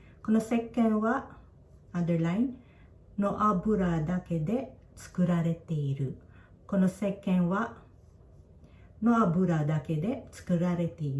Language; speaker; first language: Japanese; non-native, fluent; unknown